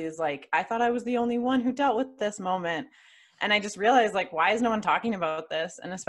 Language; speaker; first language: English; native; English